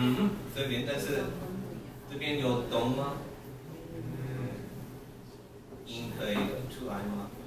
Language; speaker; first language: Chinese; non-native, learner; English